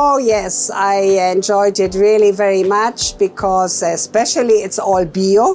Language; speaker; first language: English; non-native, fluent; German